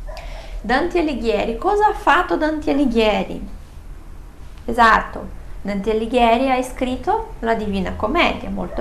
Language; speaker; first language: Italian; non-native, fluent; Portuguese